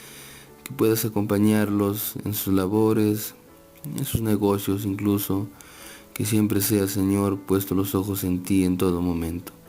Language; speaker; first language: Spanish; native; Spanish